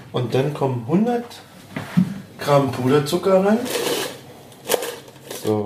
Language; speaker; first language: German; native; German